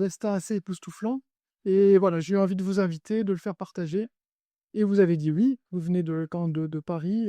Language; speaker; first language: French; native; French